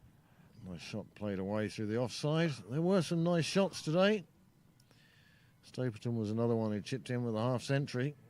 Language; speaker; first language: English; native; English